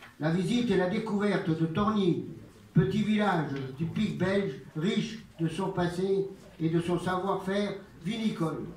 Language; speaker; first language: French; early bilingual, other home language; Italian